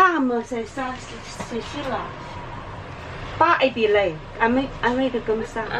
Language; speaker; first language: French; non-native, learner; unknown